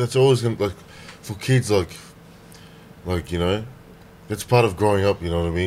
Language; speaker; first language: English; native; English